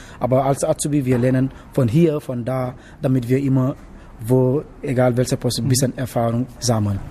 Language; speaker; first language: German; non-native, learner; Wolof